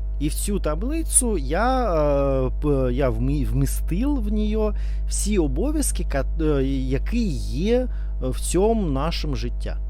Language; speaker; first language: Ukrainian; non-native, learner; Russian